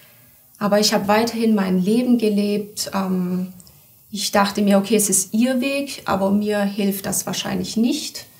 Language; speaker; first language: German; early bilingual, other home language; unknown